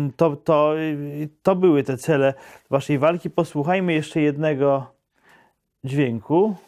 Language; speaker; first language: Polish; native; Polish